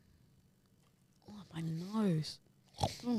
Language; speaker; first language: English; native; English